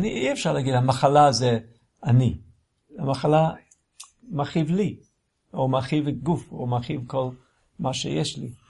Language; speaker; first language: Hebrew; non-native, fluent; English